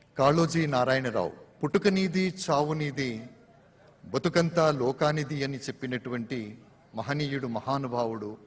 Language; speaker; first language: Telugu; native; Telugu